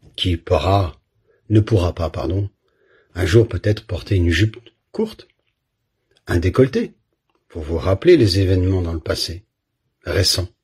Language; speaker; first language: French; native; French